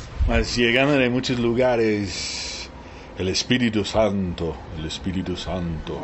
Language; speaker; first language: Spanish; early bilingual, heritage; Spanish